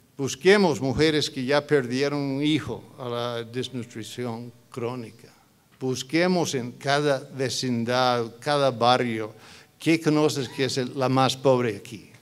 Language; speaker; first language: Spanish; non-native, fluent; English